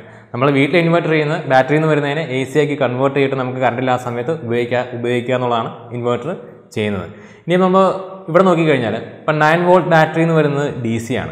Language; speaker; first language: Malayalam; native; Malayalam